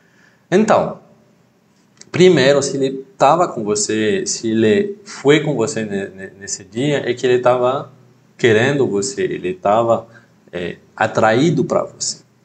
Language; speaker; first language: Portuguese; non-native, fluent; French